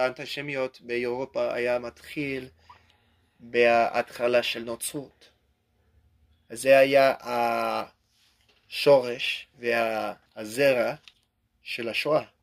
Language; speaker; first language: Hebrew; non-native, learner; English